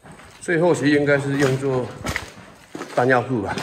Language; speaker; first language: Chinese; native; Chinese